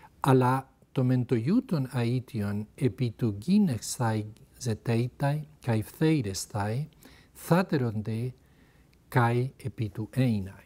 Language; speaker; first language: Greek; non-native, fluent; Spanish